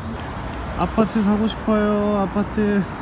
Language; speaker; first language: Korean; non-native, learner; Russian